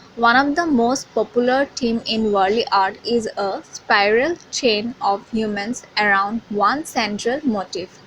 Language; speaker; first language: English; non-native, local second language; Assamese